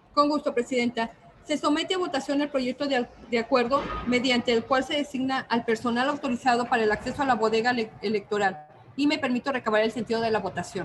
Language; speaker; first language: Spanish; native; Spanish